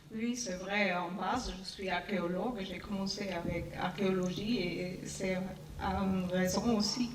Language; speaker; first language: French; non-native, learner; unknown